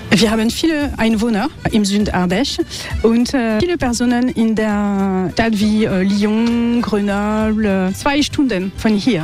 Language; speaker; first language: German; non-native, learner; French